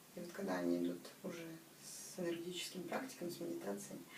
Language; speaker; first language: Russian; native; Russian